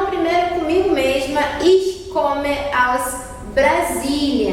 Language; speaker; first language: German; non-native, fluent; Portuguese